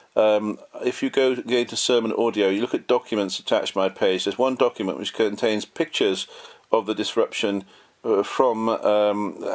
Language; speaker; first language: English; native; English